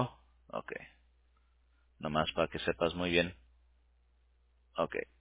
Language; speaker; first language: Spanish; early bilingual, heritage; English